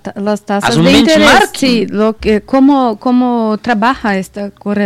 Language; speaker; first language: Spanish; non-native, learner; Portuguese